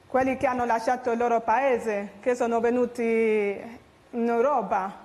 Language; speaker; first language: Italian; non-native, fluent; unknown